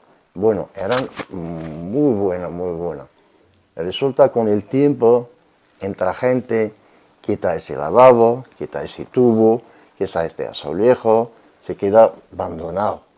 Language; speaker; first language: Spanish; non-native, learner; Arabic